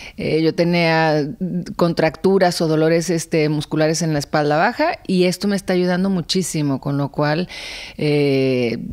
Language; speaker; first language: Spanish; native; Spanish